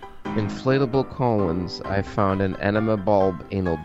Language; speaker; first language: English; native; English